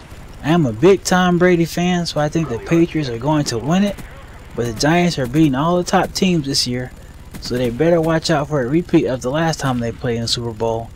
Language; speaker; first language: English; native; English